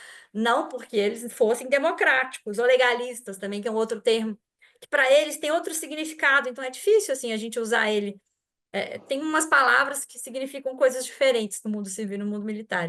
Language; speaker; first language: Portuguese; native; Portuguese